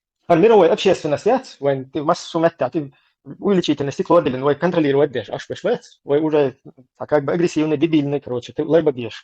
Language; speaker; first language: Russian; non-native, local second language; Chechen